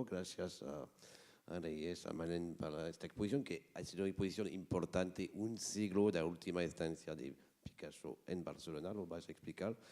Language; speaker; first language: Spanish; non-native, fluent; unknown